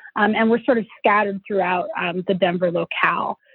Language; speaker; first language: English; native; English